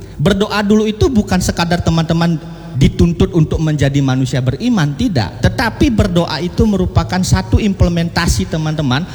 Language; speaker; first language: Indonesian; non-native, local second language; Balinese